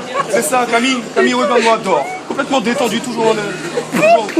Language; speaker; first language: French; native; French